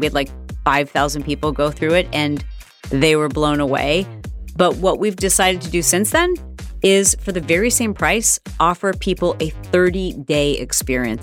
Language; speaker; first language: English; native; English